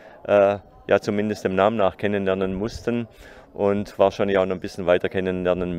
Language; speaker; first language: German; native; German